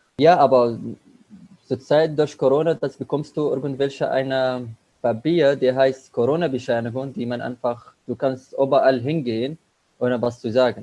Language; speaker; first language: German; non-native, learner; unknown